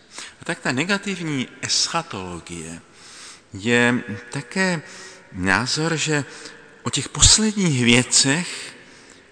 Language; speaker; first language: Czech; native; Czech